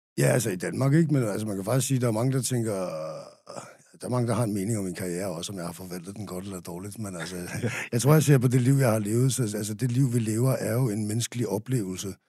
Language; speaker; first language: Danish; native; Danish